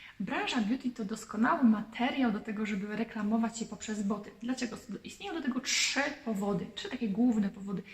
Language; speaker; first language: Polish; native; Polish